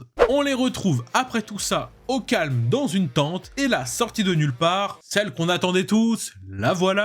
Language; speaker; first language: French; native; French